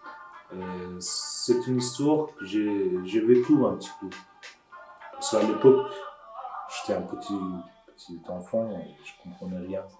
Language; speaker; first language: French; non-native, learner; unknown